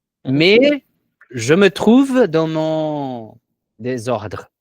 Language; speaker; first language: French; non-native, learner; Portuguese